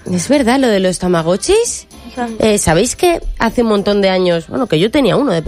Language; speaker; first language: Spanish; native; Spanish